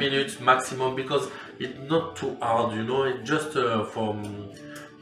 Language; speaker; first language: English; non-native, learner; French